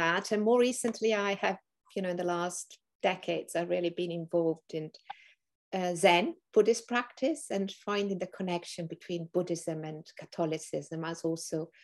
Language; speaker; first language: English; non-native, fluent; Italian